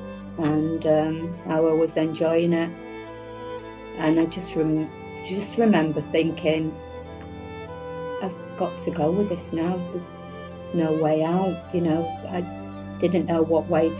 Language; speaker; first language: English; native; English